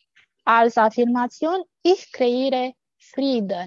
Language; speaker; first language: German; non-native, fluent; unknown